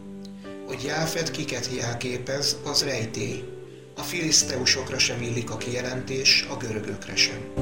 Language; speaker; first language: Hungarian; native; Hungarian